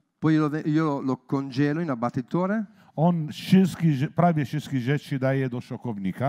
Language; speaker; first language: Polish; non-native, learner; Italian